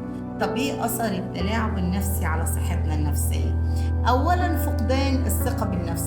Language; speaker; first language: Arabic; native; Arabic